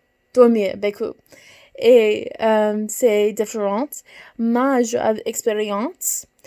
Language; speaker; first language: French; non-native, learner; English